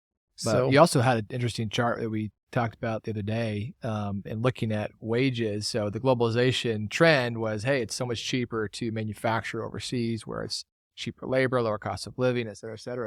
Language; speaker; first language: English; native; English